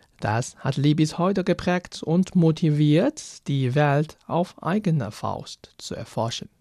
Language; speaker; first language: German; non-native, fluent; Chinese